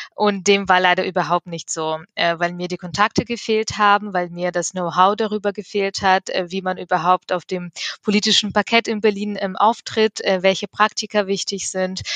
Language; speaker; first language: German; early bilingual, other home language; Russian